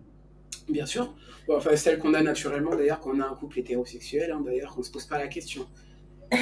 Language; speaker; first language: French; native; French